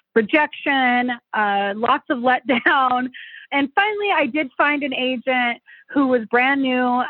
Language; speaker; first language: English; native; English